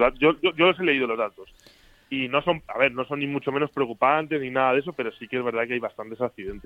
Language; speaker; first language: Spanish; native; Spanish